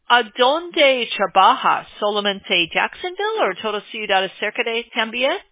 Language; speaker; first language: Spanish; non-native, learner; English